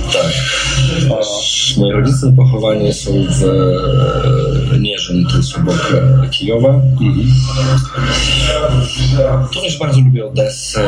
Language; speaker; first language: Polish; non-native, fluent; Russian